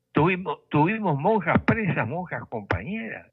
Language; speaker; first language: Spanish; native; Spanish